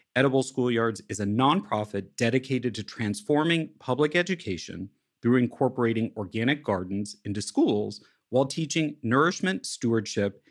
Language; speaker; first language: English; native; English